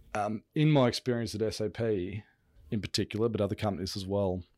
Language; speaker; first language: English; native; English